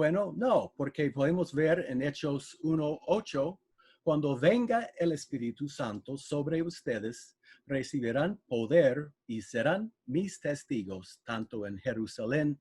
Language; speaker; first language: Spanish; non-native, fluent; English